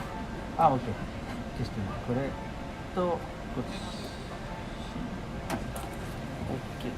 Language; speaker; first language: Japanese; non-native, learner; French